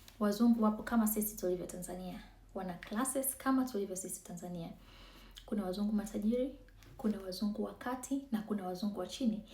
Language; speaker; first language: Swahili; native; Swahili